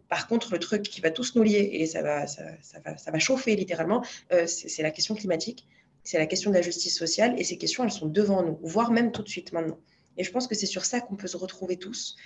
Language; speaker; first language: French; non-native, local second language; Arabic